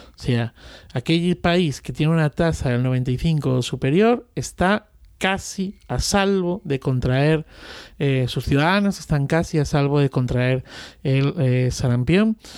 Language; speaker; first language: Spanish; native; Spanish